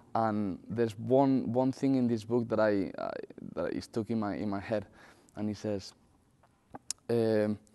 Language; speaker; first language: English; non-native, fluent; Spanish